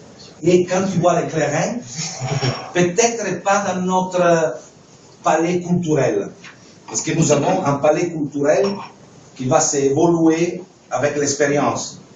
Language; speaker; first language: French; non-native, fluent; Italian